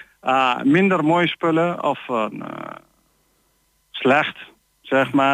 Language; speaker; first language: Dutch; non-native, learner; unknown